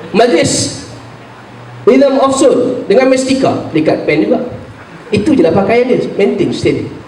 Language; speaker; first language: Malay; native; Malay